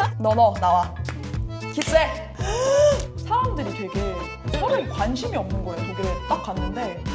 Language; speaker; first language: Korean; native; Korean